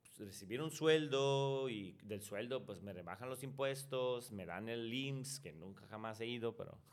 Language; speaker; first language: Spanish; non-native, fluent; Italian